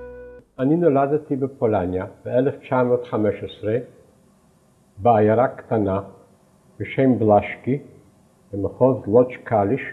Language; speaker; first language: Hebrew; non-native, fluent; Yiddish